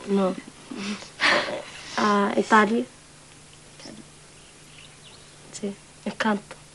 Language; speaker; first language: Spanish; non-native, learner; Arabic